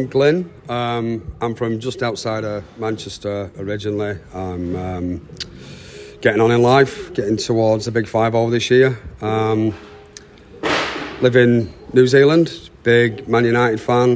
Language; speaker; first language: English; native; English